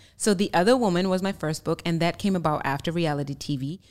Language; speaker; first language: English; non-native, fluent; German